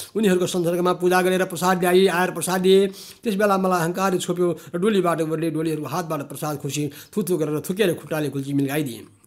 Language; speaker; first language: Nepali; native; Nepali